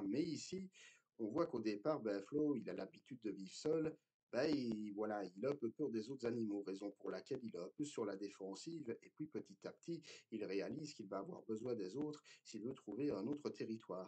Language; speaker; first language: French; native; French